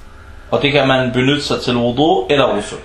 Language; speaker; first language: Danish; early bilingual, other home language; Arabic